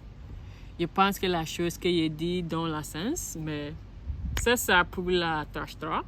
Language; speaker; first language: French; non-native, learner; Akan